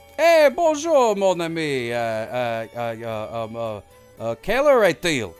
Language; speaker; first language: French; non-native, learner; English